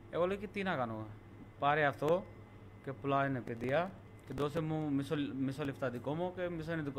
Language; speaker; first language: Greek; non-native, learner; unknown